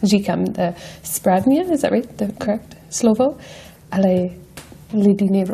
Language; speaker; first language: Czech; non-native, learner; English